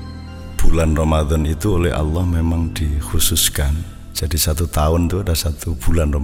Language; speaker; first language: Indonesian; non-native, local second language; Javanese